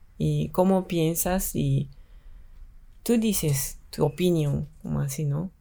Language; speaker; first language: Spanish; non-native, fluent; Japanese